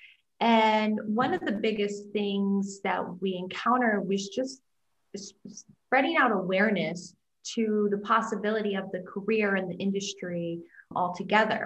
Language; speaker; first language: English; native; English